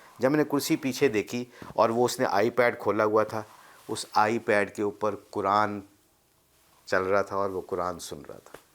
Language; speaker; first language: Urdu; non-native, local second language; Punjabi